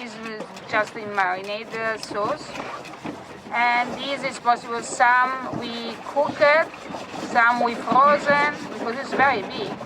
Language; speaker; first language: English; non-native, learner; Spanish